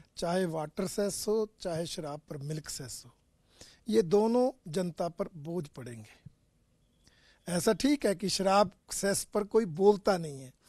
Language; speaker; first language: Hindi; native; Hindi